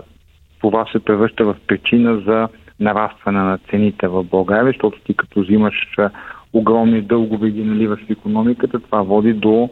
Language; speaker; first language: Bulgarian; native; Bulgarian